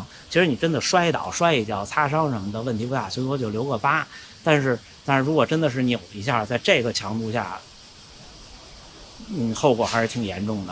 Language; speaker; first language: Chinese; native; Chinese